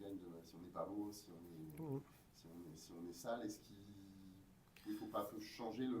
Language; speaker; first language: French; native; French